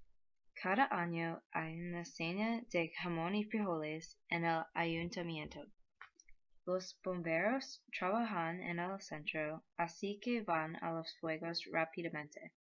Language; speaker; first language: Spanish; non-native, learner; English